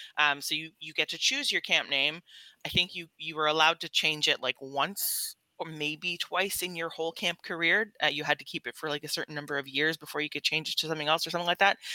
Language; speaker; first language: English; native; English